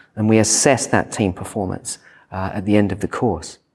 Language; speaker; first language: English; native; English